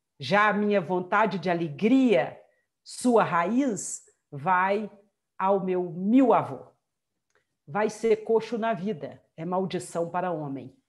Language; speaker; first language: Portuguese; native; Portuguese